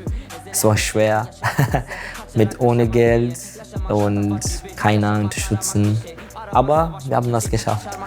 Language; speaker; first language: German; non-native, learner; Turkish